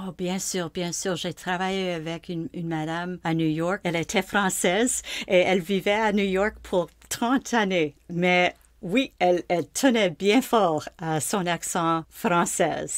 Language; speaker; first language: French; non-native, local second language; English